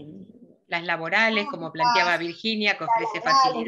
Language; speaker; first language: Spanish; native; Spanish